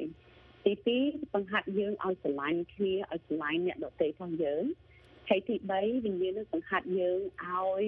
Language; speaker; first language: Khmer; early bilingual, heritage; Khmer